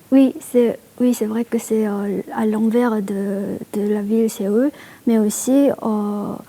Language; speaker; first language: French; non-native, fluent; Korean